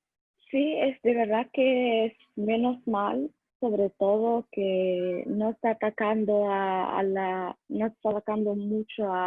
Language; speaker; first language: Spanish; non-native, learner; Arabic